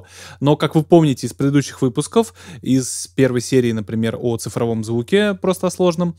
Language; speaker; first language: Russian; native; Russian